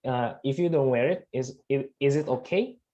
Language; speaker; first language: English; non-native, fluent; Indonesian